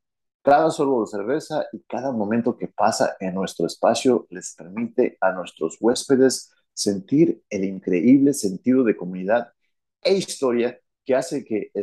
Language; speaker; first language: Spanish; early bilingual, heritage; Spanish